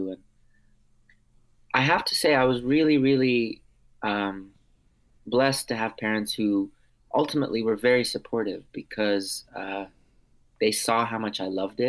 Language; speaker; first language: English; early bilingual, other home language; Armenian